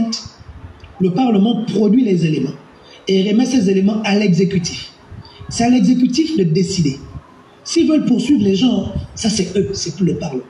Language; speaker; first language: French; native; French